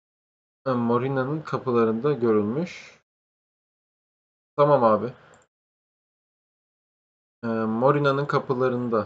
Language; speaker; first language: Turkish; native; Turkish